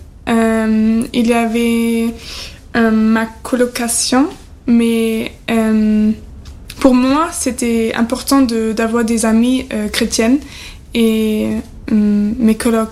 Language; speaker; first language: French; non-native, learner; German